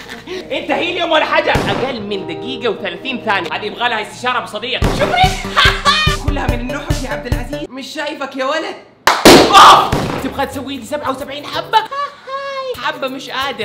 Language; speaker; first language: Arabic; native; Arabic